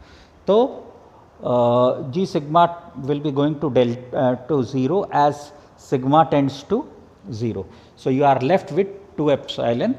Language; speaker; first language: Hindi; native; Hindi